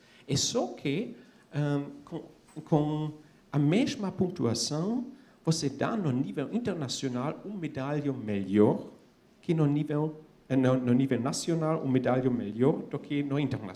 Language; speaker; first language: Portuguese; non-native, fluent; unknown